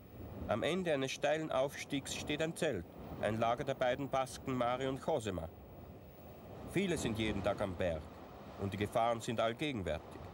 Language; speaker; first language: German; native; German